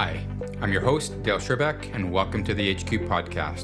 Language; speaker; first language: English; native; English